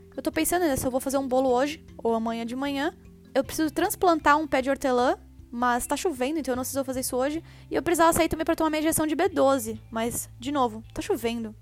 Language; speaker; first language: Portuguese; native; Portuguese